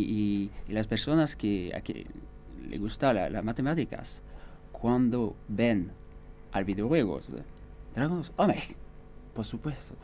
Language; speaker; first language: Spanish; non-native, fluent; French